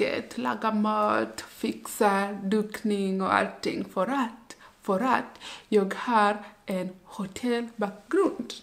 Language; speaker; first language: Swedish; non-native, learner; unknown